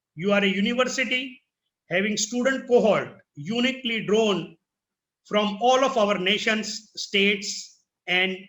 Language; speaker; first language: English; non-native, local second language; Gujarati